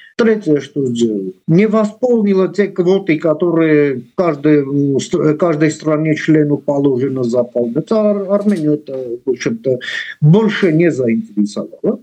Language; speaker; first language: Russian; non-native, local second language; Armenian